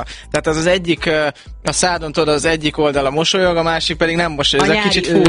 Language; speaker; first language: Hungarian; native; Hungarian